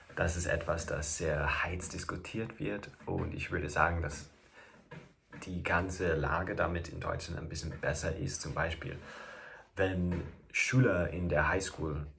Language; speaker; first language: German; non-native, learner; English